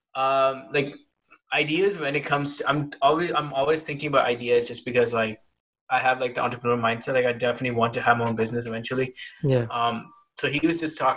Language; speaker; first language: English; non-native, local second language; Hindi